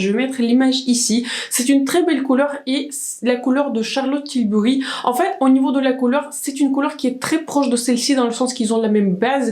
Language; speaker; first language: French; native; French